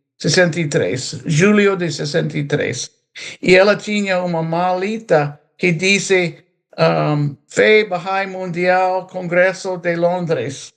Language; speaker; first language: Portuguese; non-native, fluent; English